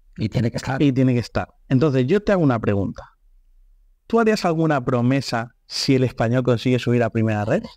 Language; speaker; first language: Spanish; non-native, local second language; Catalan